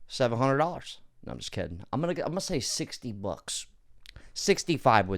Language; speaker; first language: English; native; English